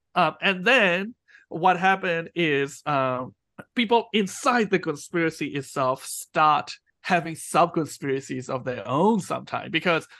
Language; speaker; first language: English; non-native, fluent; Burmese